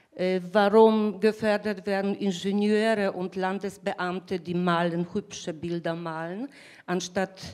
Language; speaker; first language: German; non-native, fluent; Polish